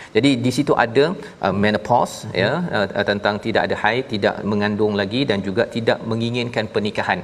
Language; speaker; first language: Malay; native; Malay